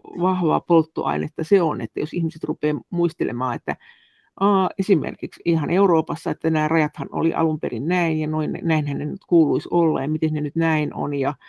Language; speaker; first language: Finnish; native; Finnish